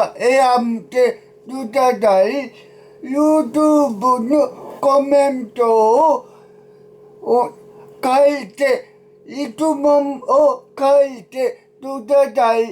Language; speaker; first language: Japanese; non-native, learner; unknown